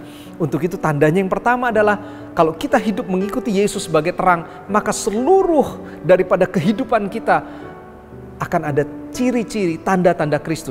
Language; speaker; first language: Indonesian; native; Indonesian